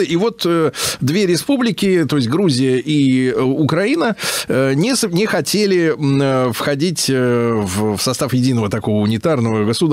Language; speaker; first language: Russian; native; Russian